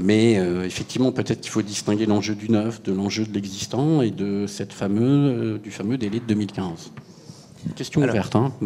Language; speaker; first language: French; native; French